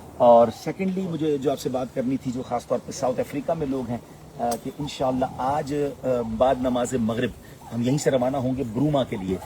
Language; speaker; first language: Urdu; native; Urdu